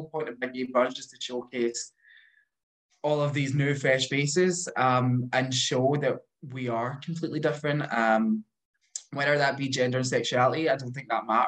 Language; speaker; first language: English; native; English